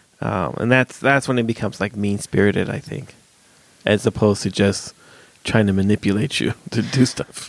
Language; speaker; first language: English; native; English